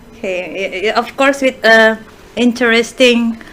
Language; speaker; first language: English; non-native, fluent; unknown